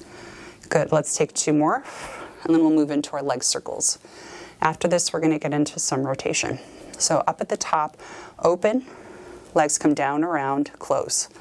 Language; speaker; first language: English; native; English